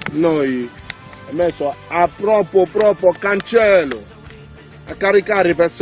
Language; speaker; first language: Italian; non-native, learner; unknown